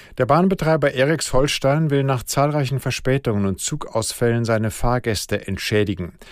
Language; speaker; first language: German; native; German